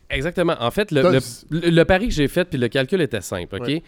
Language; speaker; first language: French; native; French